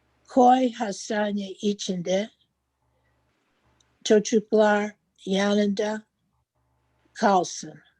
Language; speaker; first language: Turkish; non-native, learner; English